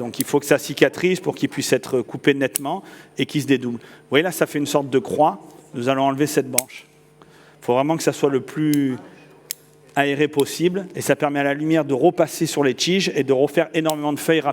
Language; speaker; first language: French; native; French